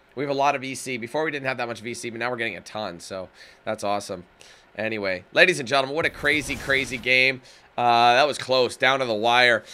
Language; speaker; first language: English; native; English